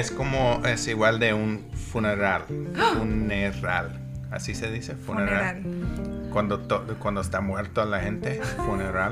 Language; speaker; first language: Spanish; non-native, learner; English